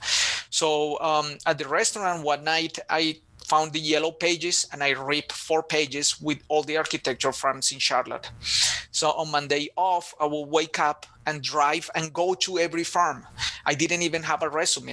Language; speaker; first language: English; non-native, fluent; Spanish